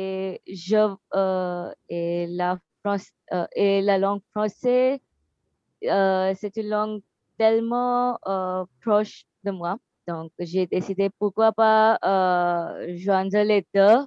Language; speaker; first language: French; non-native, learner; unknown